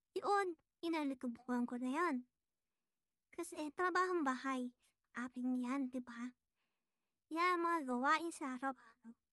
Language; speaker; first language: Filipino; native; Filipino